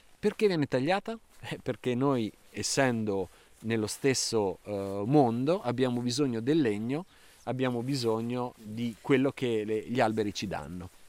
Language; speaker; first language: Italian; native; Italian